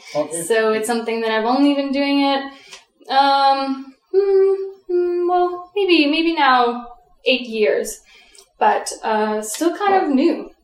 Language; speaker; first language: English; early bilingual, other home language; Russian